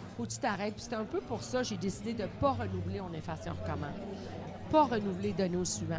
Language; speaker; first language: French; native; French